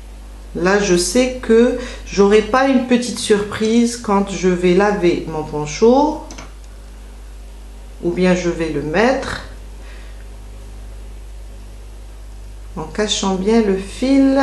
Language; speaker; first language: French; native; French